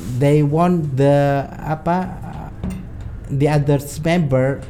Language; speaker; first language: English; non-native, learner; Indonesian